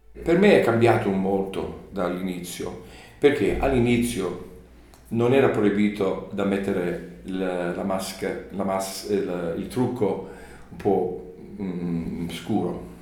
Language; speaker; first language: Italian; non-native, learner; English